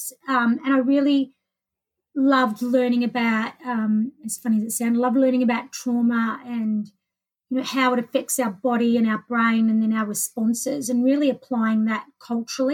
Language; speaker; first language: English; native; English